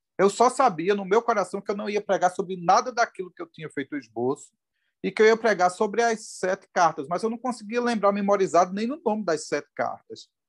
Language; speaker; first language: Portuguese; native; Portuguese